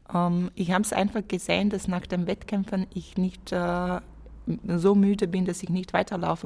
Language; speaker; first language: German; non-native, fluent; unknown